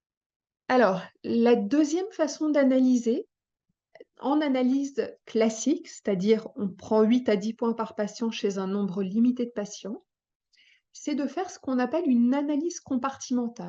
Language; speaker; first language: French; native; French